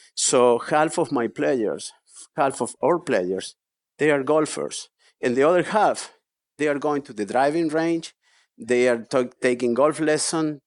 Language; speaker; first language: English; non-native, fluent; Spanish